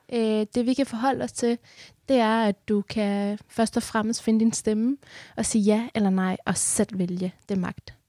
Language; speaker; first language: Danish; early bilingual, other home language; Persian